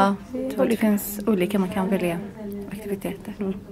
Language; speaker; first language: Swedish; non-native, learner; Arabic